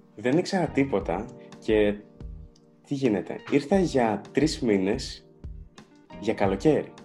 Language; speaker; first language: Greek; early bilingual, other home language; Ukrainian